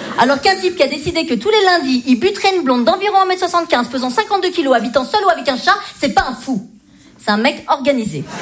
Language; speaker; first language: French; native; French